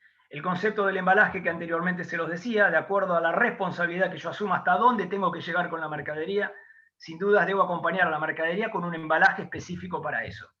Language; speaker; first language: Spanish; native; Spanish